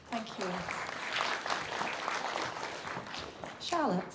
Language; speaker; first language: English; native; English